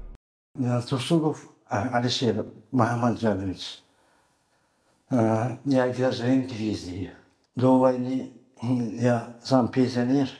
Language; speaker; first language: Russian; non-native, learner; Uzbek